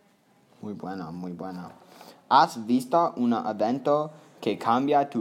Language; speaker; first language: Spanish; non-native, learner; English